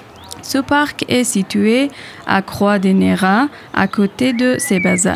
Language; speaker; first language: French; non-native, learner; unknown